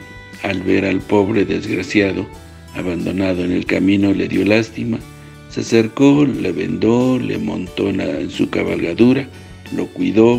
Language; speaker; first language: Spanish; native; Spanish